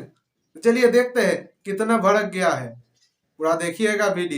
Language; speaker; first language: Hindi; non-native, local second language; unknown